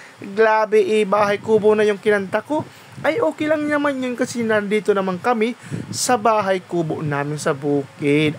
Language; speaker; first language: Filipino; non-native, local second language; Waray